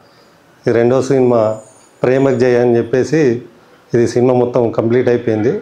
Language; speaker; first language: Telugu; native; Telugu